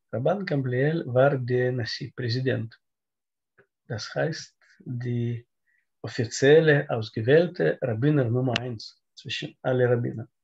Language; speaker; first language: German; non-native, learner; Russian